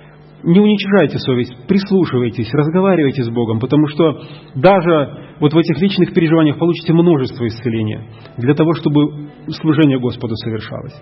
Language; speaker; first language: Russian; native; Russian